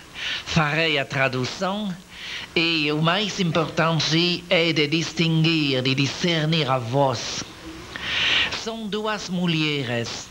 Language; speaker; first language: Portuguese; non-native, learner; French